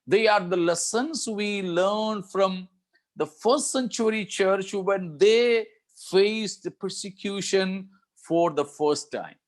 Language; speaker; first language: English; non-native, local second language; Malayalam